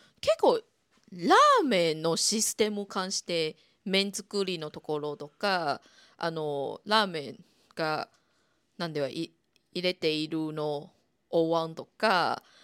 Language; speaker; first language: Japanese; non-native, fluent; Chinese